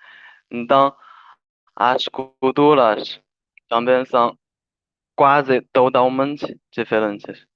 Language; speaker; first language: Portuguese; non-native, learner; Chinese